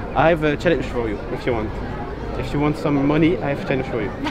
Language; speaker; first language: English; non-native, learner; French